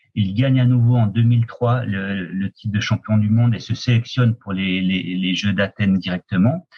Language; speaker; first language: French; native; French